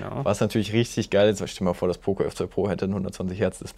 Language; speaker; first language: German; native; German